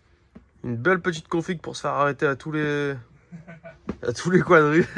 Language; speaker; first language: French; native; French